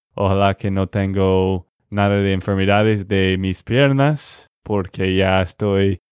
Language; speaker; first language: Spanish; non-native, fluent; English